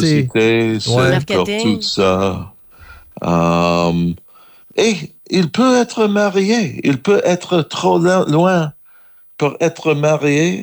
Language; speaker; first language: French; non-native, learner; English